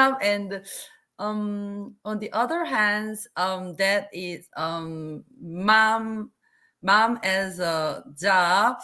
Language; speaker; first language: English; non-native, learner; Korean